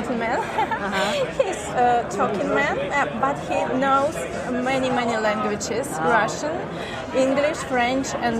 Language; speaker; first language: English; non-native, learner; Russian